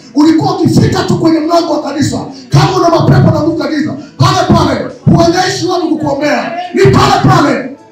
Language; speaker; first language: Swahili; native; Swahili